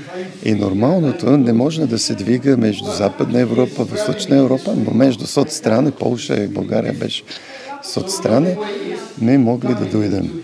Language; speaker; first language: Bulgarian; non-native, learner; Polish